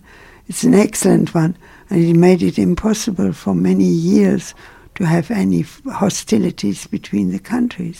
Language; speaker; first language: English; non-native, fluent; German